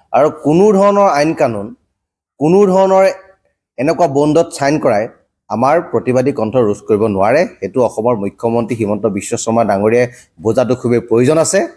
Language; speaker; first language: Assamese; native; Assamese